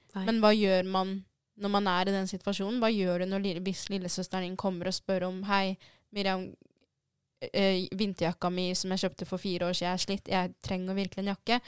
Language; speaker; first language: Norwegian; early bilingual, other home language; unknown